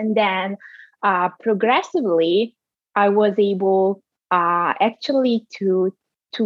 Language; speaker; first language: English; non-native, fluent; Italian